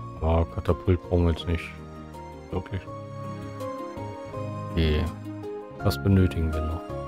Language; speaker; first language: German; native; German